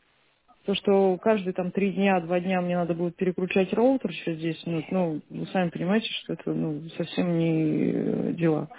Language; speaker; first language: Russian; native; Russian